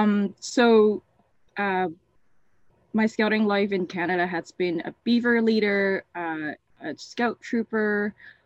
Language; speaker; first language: English; non-native, local second language; Cantonese